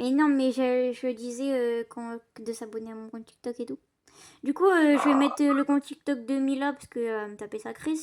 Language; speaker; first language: French; native; French